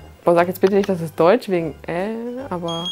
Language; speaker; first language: German; native; German